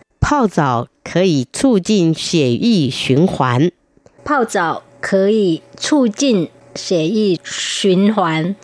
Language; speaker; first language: Chinese; non-native, fluent; Vietnamese